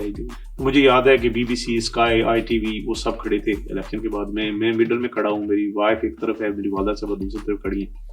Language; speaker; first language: Urdu; non-native, local second language; Pahari-Potwari